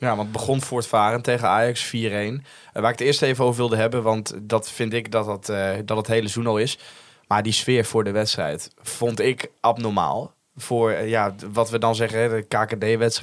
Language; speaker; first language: Dutch; native; Dutch